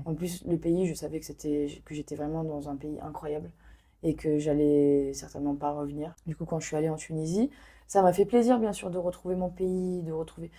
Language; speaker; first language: French; non-native, local second language; Arabic